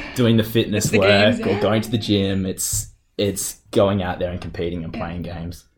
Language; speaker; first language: English; native; English